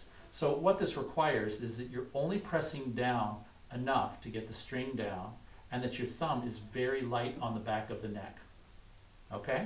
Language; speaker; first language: English; native; English